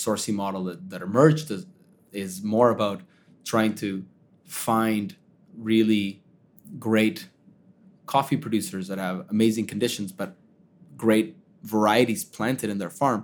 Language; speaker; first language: English; early bilingual, other home language; Spanish